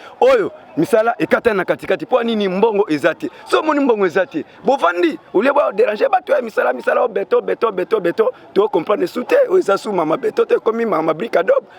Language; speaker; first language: Lingala; native; Lingala